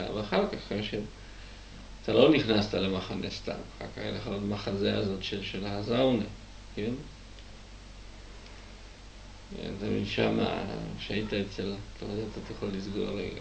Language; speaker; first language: Hebrew; non-native, fluent; Czech